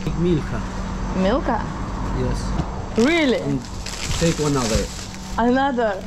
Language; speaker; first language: English; non-native, learner; Lithuanian